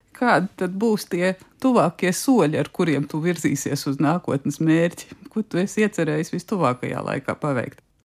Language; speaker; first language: Latvian; native; Latvian